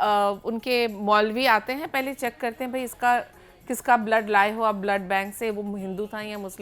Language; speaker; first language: Hindi; native; Hindi